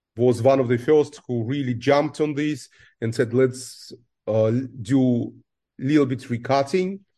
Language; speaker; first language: English; non-native, fluent; Russian